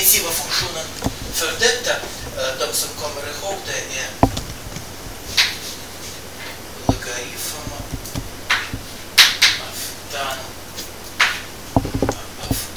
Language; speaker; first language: Swedish; non-native, fluent; Russian